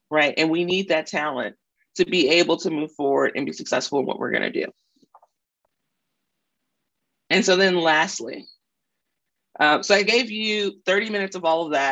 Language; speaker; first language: English; native; English